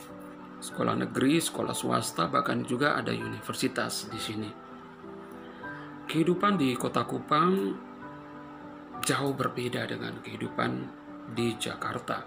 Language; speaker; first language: Indonesian; non-native, fluent; Persian